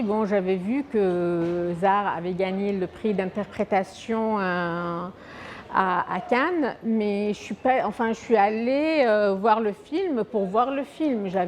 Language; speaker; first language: French; non-native, fluent; Arabic